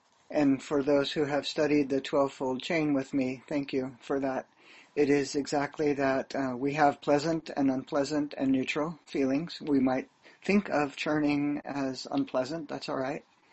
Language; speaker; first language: English; native; English